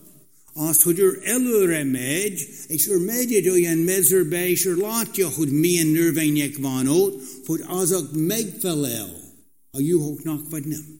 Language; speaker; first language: Hungarian; non-native, fluent; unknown